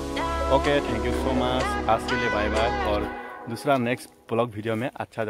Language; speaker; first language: Hindi; non-native, local second language; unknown